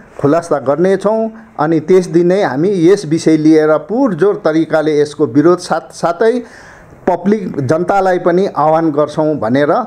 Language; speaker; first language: Nepali; native; Nepali